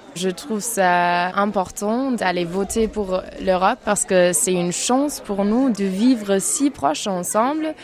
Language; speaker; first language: French; non-native, fluent; German